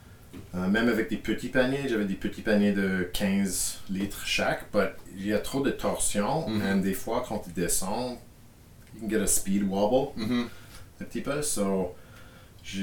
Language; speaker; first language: French; non-native, fluent; English